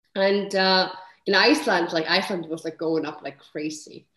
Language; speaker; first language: English; non-native, fluent; Icelandic